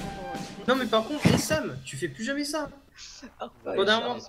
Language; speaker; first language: French; native; French